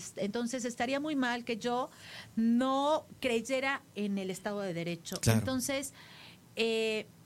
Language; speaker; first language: Spanish; native; Spanish